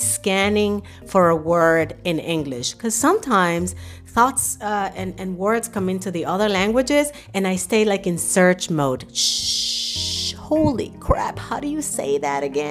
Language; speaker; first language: English; early bilingual, other home language; Spanish